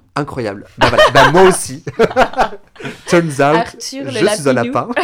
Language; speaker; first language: French; native; French